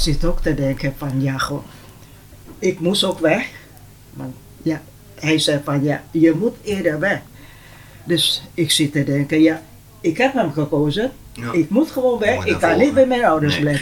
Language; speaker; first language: Dutch; non-native, local second language; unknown